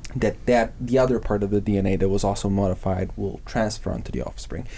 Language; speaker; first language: English; non-native, fluent; Serbian